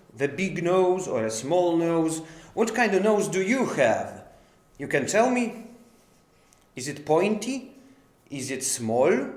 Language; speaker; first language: English; non-native, fluent; Polish